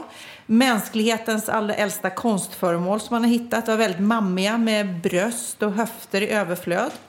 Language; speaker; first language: Swedish; native; Swedish